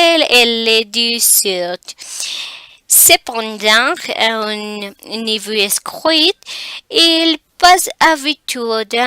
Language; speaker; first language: French; non-native, learner; Spanish